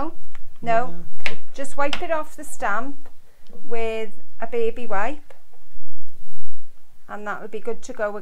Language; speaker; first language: English; native; English